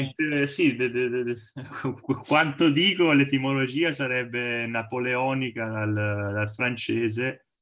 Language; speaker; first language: Italian; native; Italian